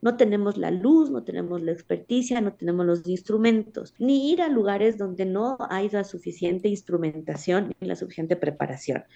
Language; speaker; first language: Spanish; native; Spanish